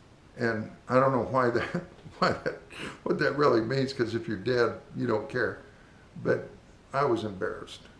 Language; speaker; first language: English; native; English